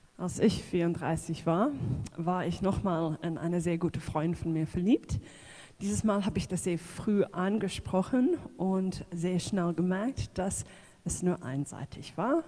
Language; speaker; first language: German; non-native, fluent; English